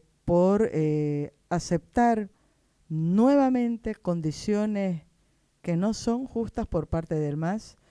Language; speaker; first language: Spanish; native; Spanish